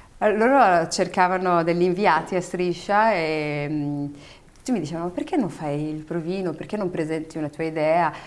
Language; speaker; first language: Italian; early bilingual, other home language; Arabic